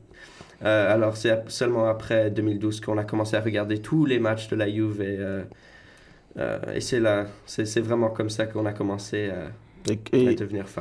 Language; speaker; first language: French; native; French